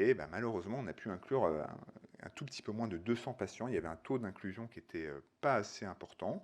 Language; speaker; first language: French; native; French